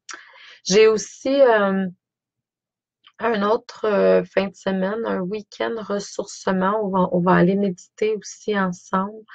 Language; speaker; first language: French; native; French